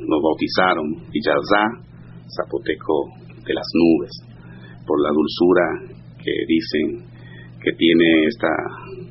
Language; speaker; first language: Spanish; non-native, local second language; Zapotec